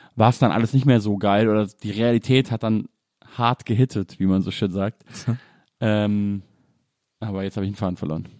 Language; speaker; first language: German; native; German